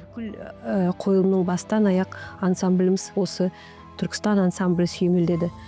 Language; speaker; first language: Kazakh; native; Kazakh